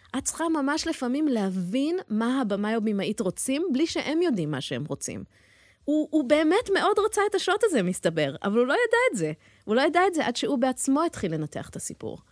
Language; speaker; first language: Hebrew; early bilingual, heritage; Hebrew